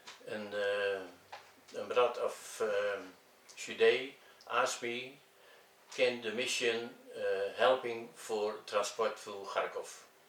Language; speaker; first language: English; non-native, learner; Dutch